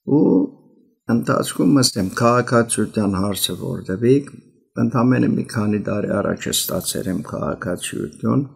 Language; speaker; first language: Armenian; early bilingual, heritage; Armenian